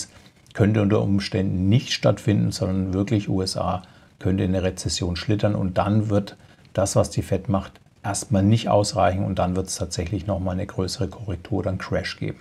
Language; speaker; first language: German; native; German